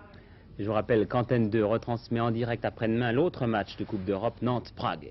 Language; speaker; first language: French; native; French